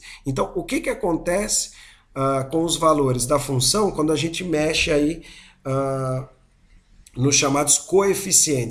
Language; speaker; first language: Portuguese; native; Portuguese